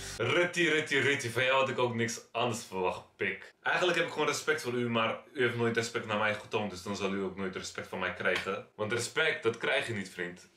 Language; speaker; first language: Dutch; early bilingual, other home language; Turkish